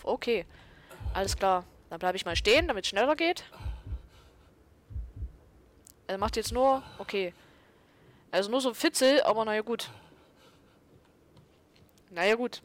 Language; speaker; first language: German; native; German